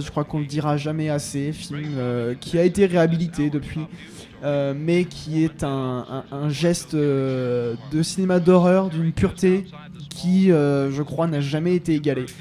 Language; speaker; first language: French; native; French